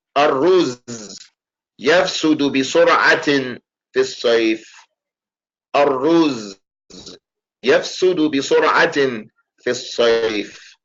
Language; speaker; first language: Arabic; non-native, fluent; English